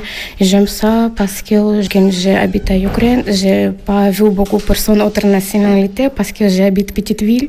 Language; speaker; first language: French; non-native, learner; Ukrainian